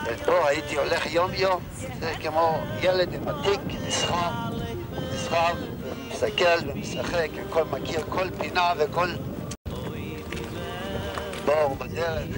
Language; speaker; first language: Hebrew; non-native, fluent; Yiddish